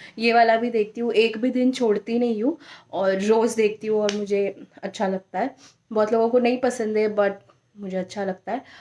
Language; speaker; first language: Hindi; native; Hindi